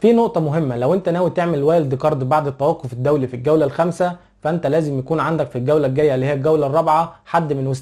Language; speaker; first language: Arabic; native; Arabic